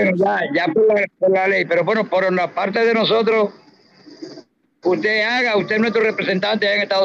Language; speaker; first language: Spanish; native; Spanish